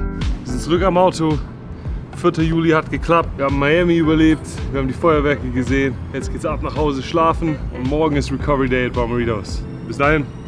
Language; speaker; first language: German; native; German